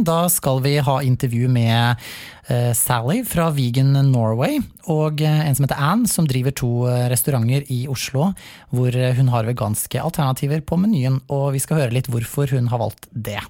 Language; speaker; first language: Norwegian; native; Norwegian